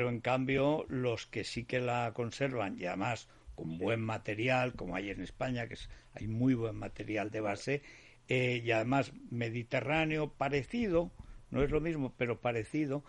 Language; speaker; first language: Spanish; native; Spanish